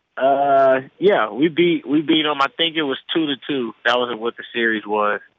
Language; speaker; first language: English; native; English